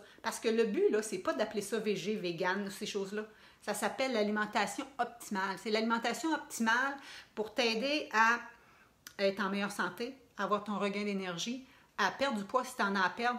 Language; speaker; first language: French; native; French